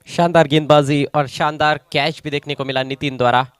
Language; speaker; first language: Hindi; non-native, local second language; Marathi